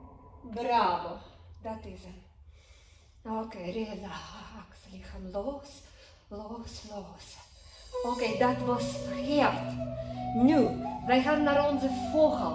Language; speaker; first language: Dutch; non-native, learner; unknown